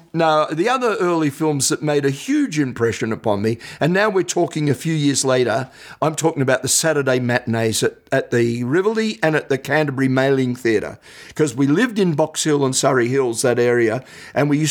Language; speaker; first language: English; native; English